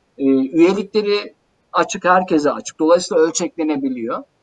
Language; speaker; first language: Turkish; native; Turkish